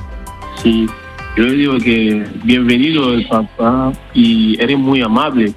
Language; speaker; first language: Spanish; non-native, learner; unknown